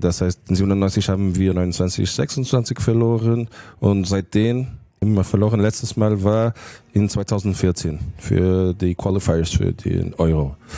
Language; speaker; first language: German; non-native, fluent; Portuguese